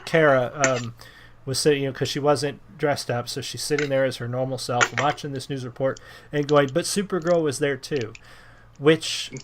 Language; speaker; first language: English; native; English